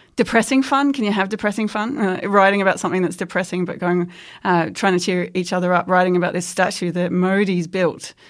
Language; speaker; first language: English; native; English